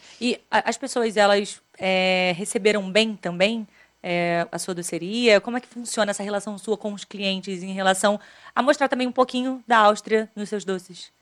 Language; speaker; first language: Portuguese; native; Portuguese